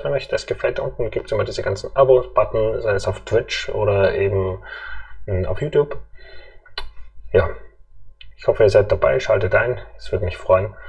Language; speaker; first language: German; native; German